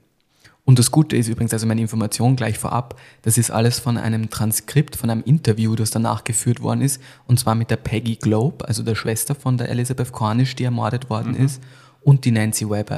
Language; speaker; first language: German; native; German